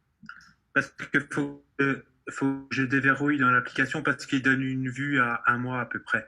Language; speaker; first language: French; native; French